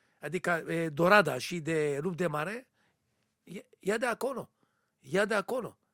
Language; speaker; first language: Romanian; non-native, learner; Hebrew